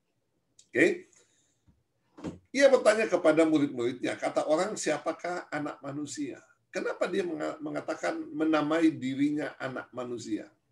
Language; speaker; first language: Indonesian; native; Indonesian